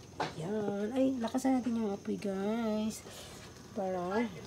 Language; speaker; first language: Filipino; non-native, local second language; Hiligaynon